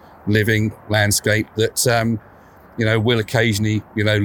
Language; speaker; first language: English; native; English